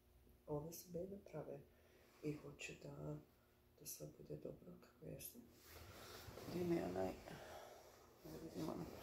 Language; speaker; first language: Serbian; early bilingual, heritage; Bosnian